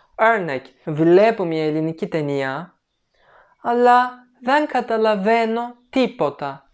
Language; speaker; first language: Greek; non-native, learner; Turkish